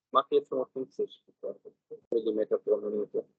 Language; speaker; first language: German; native; German